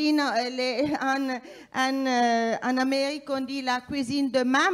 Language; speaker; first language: French; non-native, fluent; Italian